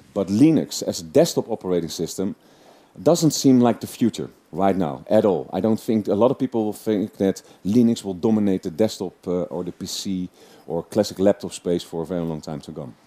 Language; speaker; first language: English; non-native, fluent; Dutch